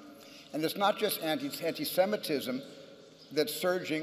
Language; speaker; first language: English; native; English